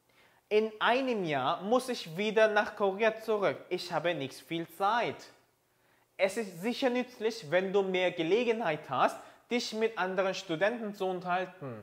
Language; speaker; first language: German; non-native, fluent; Korean